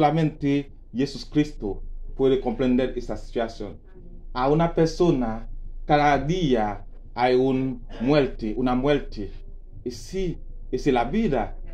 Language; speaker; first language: Spanish; non-native, learner; Haitian Creole